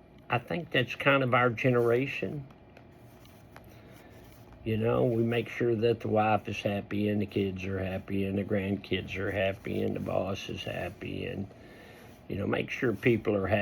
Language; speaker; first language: English; native; English